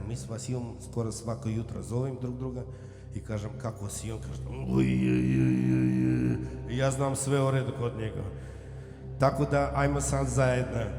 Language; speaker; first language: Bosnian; non-native, learner; Russian